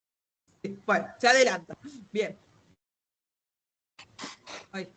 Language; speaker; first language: Spanish; native; Spanish